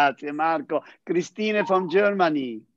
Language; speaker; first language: English; non-native, fluent; Italian